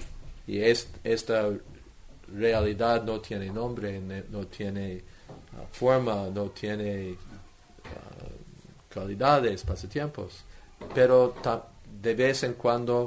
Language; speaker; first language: Spanish; non-native, fluent; English